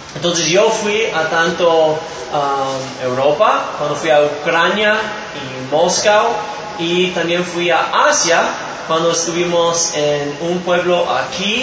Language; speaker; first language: Spanish; non-native, fluent; English